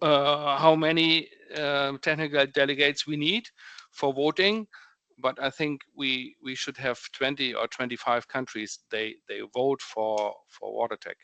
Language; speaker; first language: English; non-native, fluent; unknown